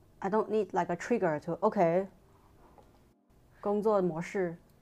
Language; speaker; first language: English; non-native, fluent; Chinese